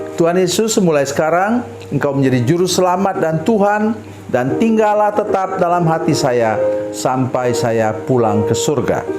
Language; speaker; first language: Indonesian; native; Indonesian